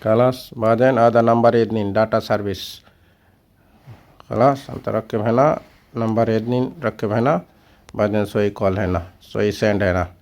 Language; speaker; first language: Arabic; non-native, learner; Bangla